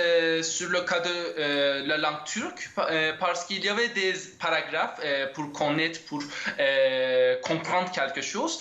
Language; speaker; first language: French; non-native, fluent; Turkish